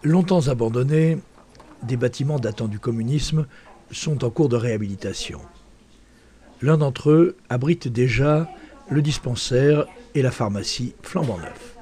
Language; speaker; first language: French; native; French